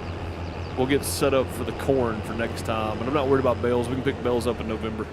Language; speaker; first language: English; native; English